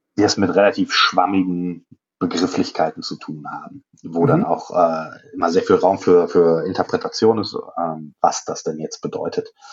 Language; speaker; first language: German; native; German